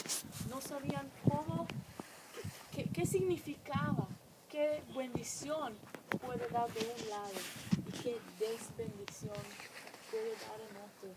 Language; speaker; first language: Spanish; non-native, fluent; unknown